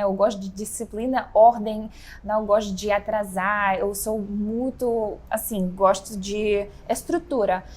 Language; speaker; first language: Portuguese; non-native, fluent; Russian